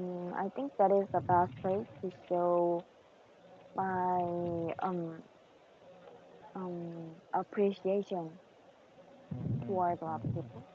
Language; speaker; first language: English; non-native, learner; Korean